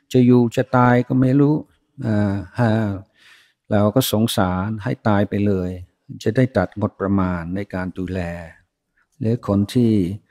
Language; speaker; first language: Thai; non-native, fluent; English